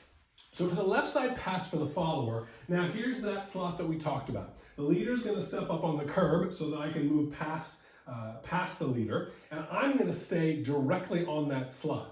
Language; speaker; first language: English; native; English